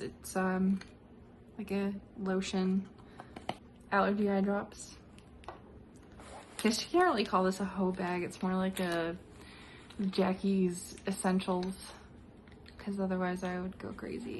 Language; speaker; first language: English; native; English